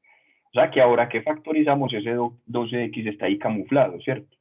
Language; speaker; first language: Spanish; native; Spanish